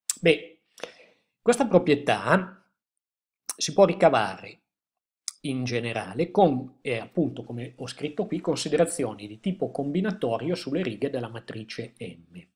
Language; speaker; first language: Italian; native; Italian